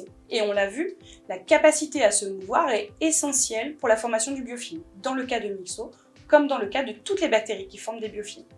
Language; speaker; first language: French; native; French